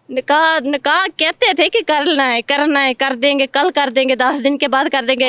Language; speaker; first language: Urdu; non-native, local second language; Punjabi